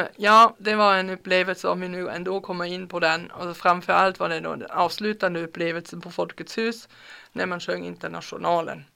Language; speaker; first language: Swedish; non-native, fluent; German